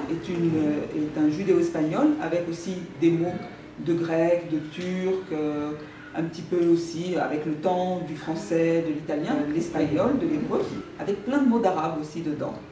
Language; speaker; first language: French; early bilingual, other home language; Ladino